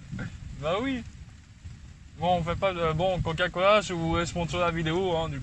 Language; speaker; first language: French; native; French